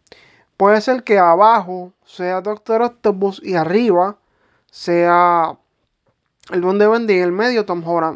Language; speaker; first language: Spanish; native; Spanish